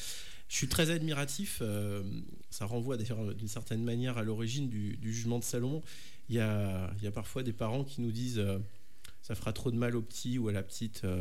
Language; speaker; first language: French; native; French